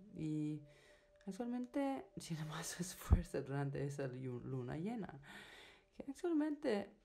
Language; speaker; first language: Spanish; non-native, fluent; Danish